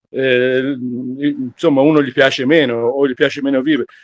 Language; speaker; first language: Italian; native; Italian